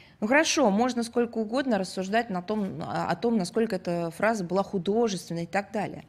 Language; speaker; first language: Russian; native; Russian